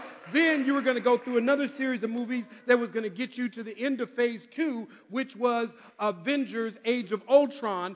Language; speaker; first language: English; native; English